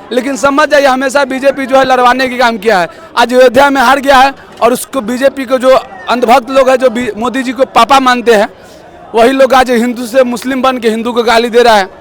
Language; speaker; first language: Hindi; native; Hindi